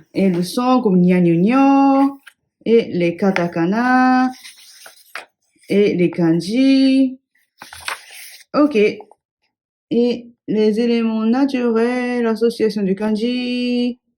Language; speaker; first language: French; non-native, fluent; Japanese